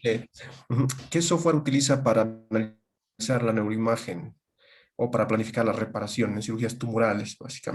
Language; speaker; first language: Spanish; native; Spanish